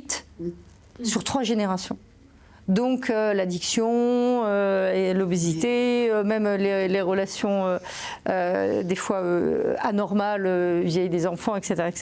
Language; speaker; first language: French; native; French